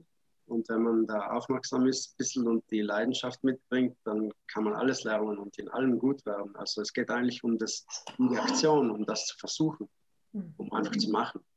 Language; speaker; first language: German; native; German